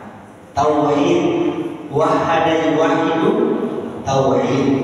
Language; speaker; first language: Arabic; non-native, fluent; Indonesian